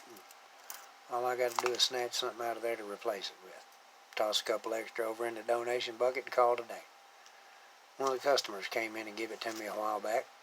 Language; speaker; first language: English; native; English